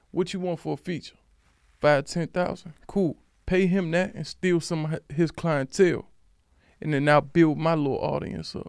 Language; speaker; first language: English; native; English